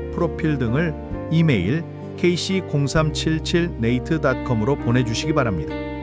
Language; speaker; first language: Korean; native; Korean